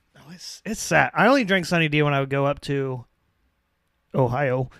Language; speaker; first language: English; native; English